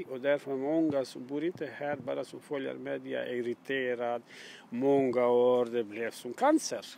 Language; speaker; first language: Swedish; non-native, learner; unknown